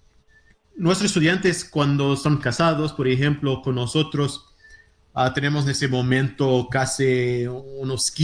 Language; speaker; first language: Spanish; non-native, fluent; Portuguese